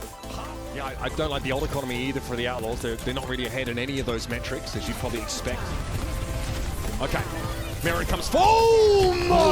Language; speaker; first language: English; native; English